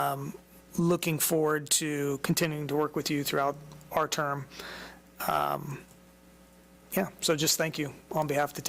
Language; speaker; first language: English; native; English